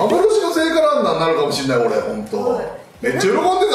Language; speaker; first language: Japanese; native; Japanese